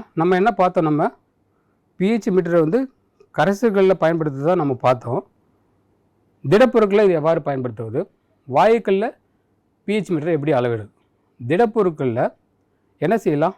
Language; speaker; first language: Tamil; native; Tamil